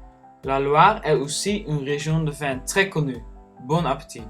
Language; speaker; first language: French; non-native, learner; Dutch